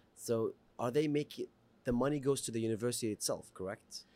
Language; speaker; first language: English; non-native, fluent; Arabic